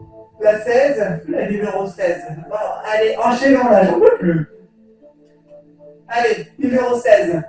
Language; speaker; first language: French; native; French